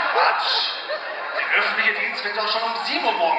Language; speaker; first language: German; native; German